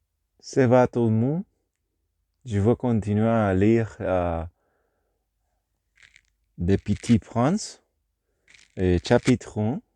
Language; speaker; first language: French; non-native, learner; Spanish